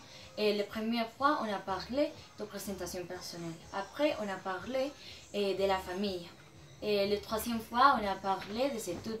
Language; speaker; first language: French; non-native, learner; Spanish